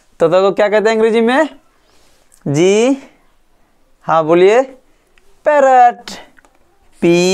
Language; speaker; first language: Hindi; native; Hindi